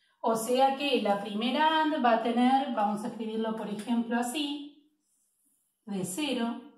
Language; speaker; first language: Spanish; native; Spanish